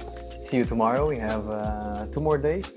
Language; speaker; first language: English; non-native, fluent; Romanian